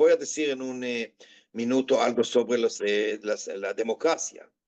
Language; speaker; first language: Spanish; non-native, fluent; Hebrew